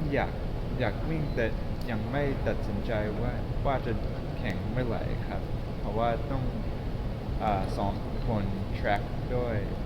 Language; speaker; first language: Thai; early bilingual, heritage; English